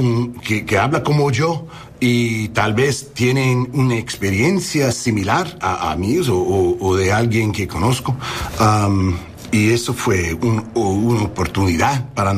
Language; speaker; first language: Spanish; non-native, learner; English